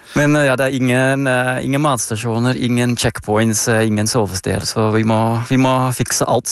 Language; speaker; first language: Norwegian; non-native, fluent; Dutch